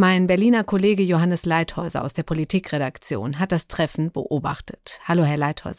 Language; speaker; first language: German; native; German